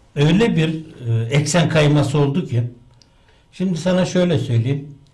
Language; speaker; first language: Turkish; native; Turkish